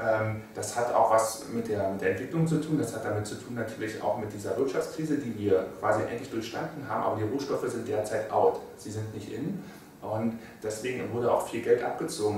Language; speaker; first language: German; native; German